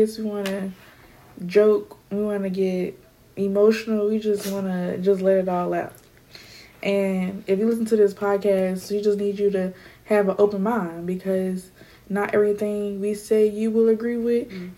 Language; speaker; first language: English; native; English